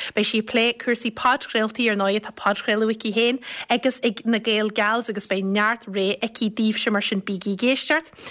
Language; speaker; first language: Irish; native; Irish